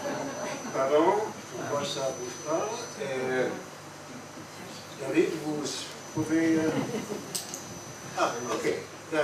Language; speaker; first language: French; non-native, fluent; English